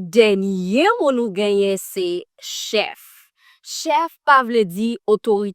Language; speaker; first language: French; non-native, learner; Haitian Creole